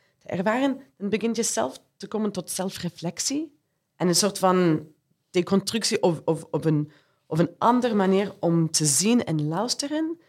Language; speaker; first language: Dutch; non-native, fluent; English